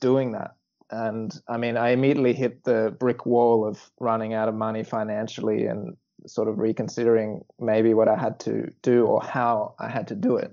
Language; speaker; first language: English; native; English